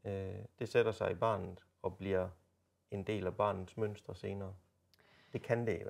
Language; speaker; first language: Danish; native; Danish